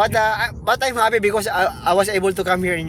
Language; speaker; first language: English; non-native, local second language; Filipino